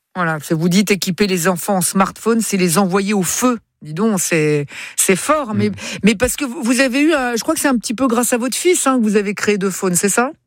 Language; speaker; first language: French; native; French